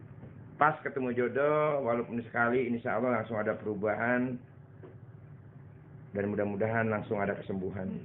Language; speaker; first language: Indonesian; native; Indonesian